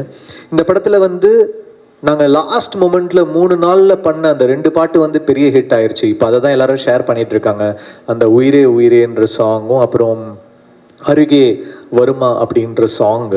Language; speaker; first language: Tamil; native; Tamil